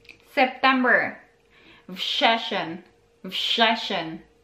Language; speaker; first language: Polish; non-native, learner; Filipino